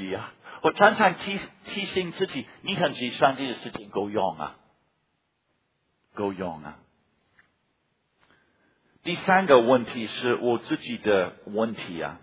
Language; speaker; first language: Chinese; non-native, fluent; English